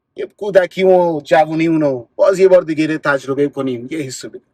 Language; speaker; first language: Persian; early bilingual, other home language; Punjabi